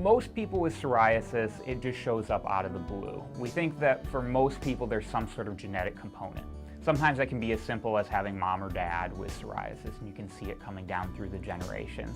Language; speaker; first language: English; native; English